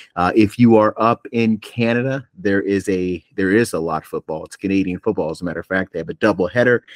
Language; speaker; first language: English; native; English